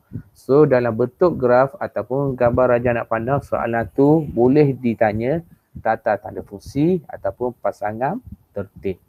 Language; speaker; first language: Malay; native; Malay